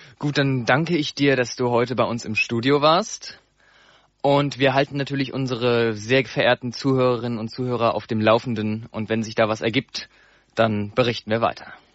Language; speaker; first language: German; native; German